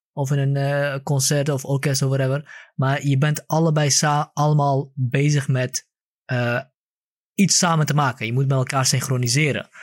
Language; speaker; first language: Dutch; early bilingual, other home language; Kurdish